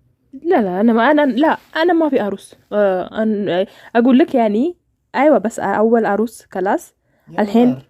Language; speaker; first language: Arabic; non-native, learner; Amharic